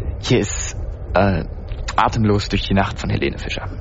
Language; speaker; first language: German; native; German